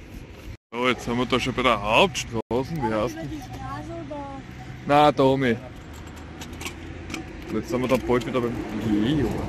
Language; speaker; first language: German; native; German